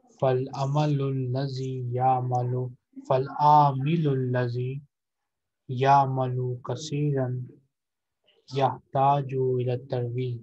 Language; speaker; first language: Arabic; non-native, fluent; Urdu